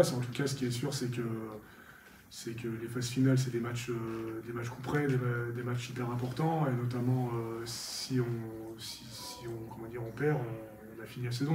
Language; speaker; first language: French; native; French